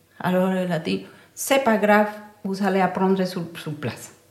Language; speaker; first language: French; non-native, learner; Spanish